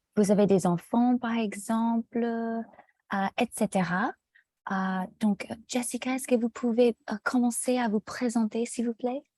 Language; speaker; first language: French; non-native, fluent; English